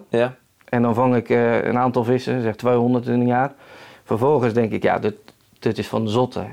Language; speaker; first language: Dutch; native; Dutch